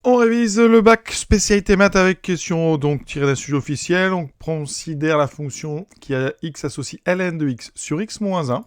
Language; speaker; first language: French; native; French